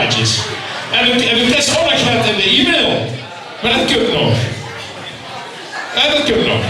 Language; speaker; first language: Dutch; native; Dutch